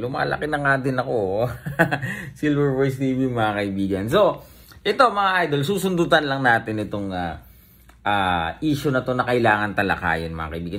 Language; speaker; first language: Filipino; native; Filipino